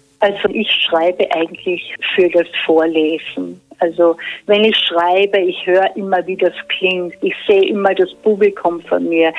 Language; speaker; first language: German; native; German